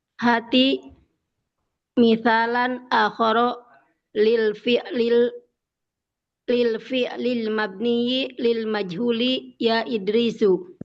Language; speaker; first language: Arabic; non-native, learner; Indonesian